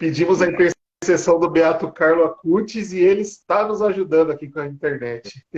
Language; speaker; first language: Portuguese; native; Portuguese